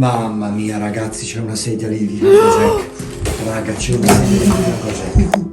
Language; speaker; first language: Italian; native; Italian